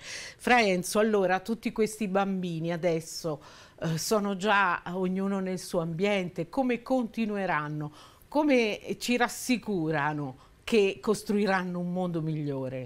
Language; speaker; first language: Italian; native; Italian